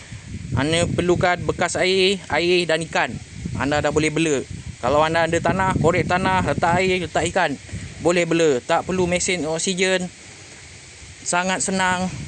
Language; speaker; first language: Malay; native; Malay